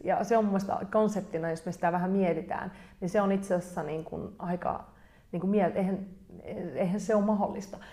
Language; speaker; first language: Finnish; native; Finnish